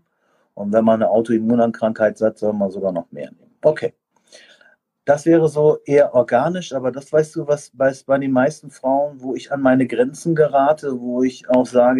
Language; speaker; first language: German; native; German